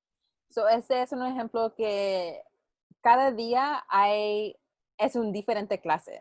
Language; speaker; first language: Spanish; non-native, learner; English